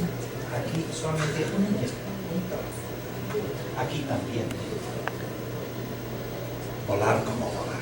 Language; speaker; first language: Spanish; non-native, learner; Chinese